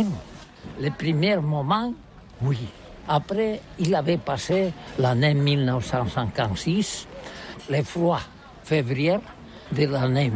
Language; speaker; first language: French; non-native, learner; Catalan